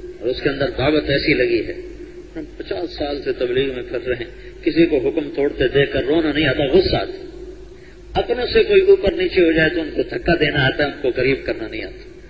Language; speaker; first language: Urdu; non-native, local second language; Punjabi